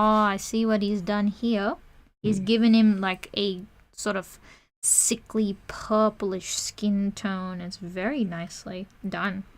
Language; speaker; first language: English; native; English